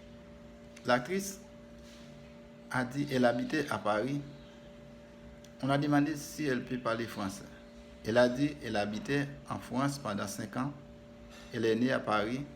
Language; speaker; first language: French; non-native, learner; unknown